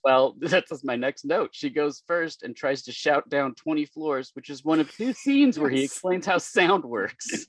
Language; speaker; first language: English; native; English